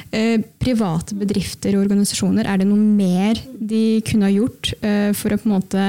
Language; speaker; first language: Norwegian; native; Norwegian